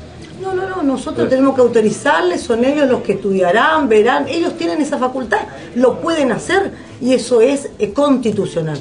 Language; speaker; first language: Spanish; native; Spanish